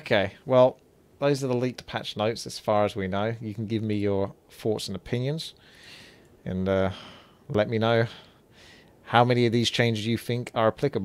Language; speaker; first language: English; native; English